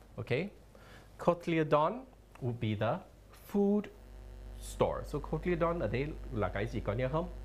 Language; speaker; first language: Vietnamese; non-native, fluent; English